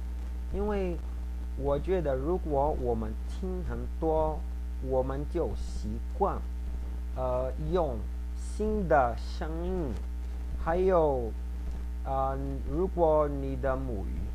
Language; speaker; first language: Chinese; non-native, fluent; Portuguese